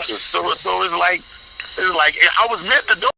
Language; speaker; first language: English; native; English